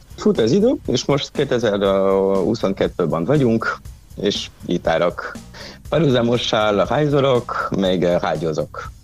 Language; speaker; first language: Hungarian; non-native, fluent; French